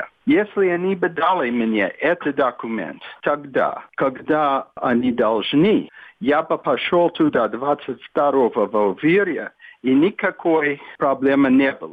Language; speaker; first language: Russian; non-native, fluent; English